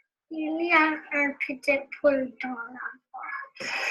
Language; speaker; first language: French; non-native, learner; English